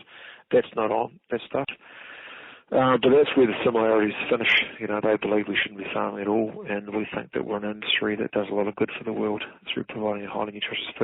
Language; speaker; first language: English; native; English